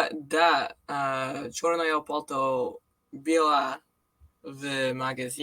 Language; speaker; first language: Russian; non-native, learner; English